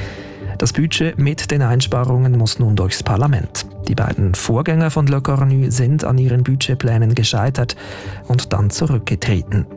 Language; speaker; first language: German; native; German